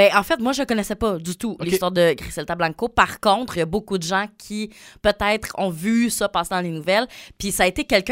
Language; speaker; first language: French; native; French